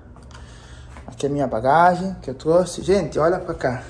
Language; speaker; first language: Portuguese; non-native, learner; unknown